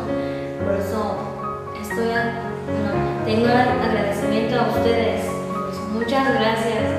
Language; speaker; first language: Spanish; non-native, learner; Japanese